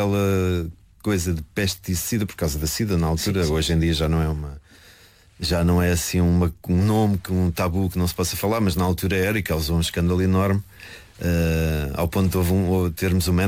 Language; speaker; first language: Portuguese; native; Portuguese